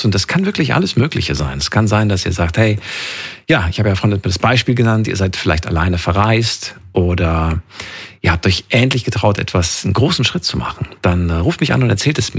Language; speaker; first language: German; native; German